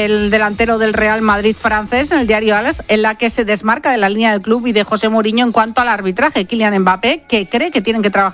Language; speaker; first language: Spanish; native; Spanish